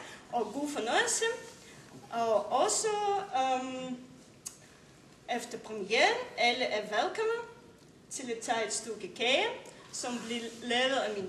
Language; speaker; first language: Danish; non-native, learner; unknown